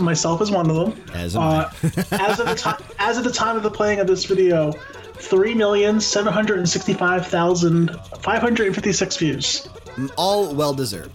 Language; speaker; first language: English; native; English